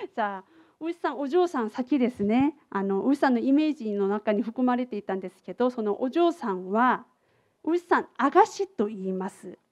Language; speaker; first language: Japanese; non-native, fluent; Korean